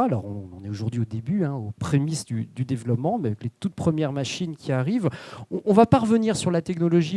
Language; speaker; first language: French; native; French